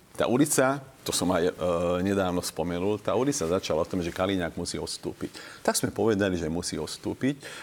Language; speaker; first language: Slovak; non-native, local second language; Hungarian